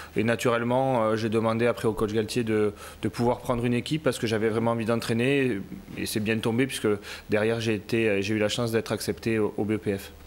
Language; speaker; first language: French; native; French